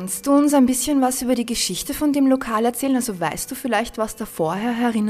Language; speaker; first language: German; native; German